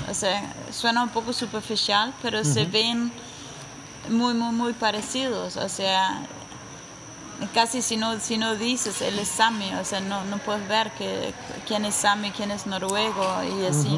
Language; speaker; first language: Spanish; non-native, fluent; Danish